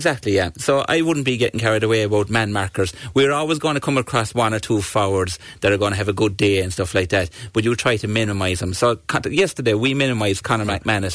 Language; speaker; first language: English; native; English